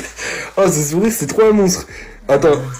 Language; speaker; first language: French; native; French